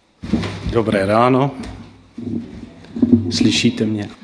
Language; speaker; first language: Czech; non-native, fluent; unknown